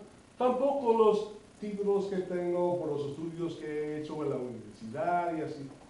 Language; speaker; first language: Spanish; non-native, fluent; English